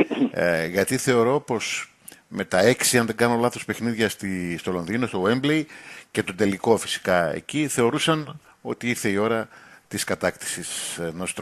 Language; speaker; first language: Greek; native; Greek